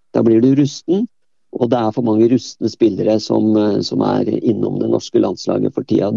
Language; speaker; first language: Norwegian; native; Norwegian